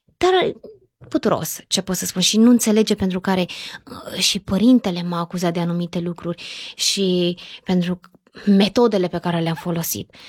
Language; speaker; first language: Romanian; native; Romanian